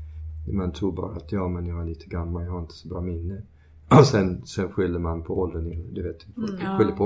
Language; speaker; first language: Swedish; early bilingual, heritage; Swedish